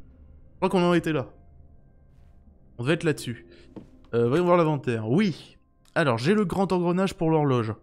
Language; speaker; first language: French; native; French